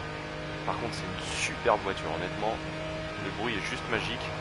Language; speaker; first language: French; native; French